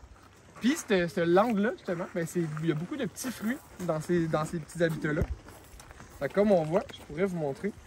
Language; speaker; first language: French; native; French